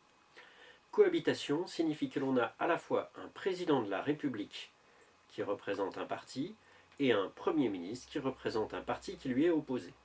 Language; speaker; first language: French; native; French